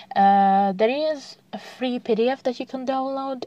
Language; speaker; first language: English; non-native, fluent; Arabic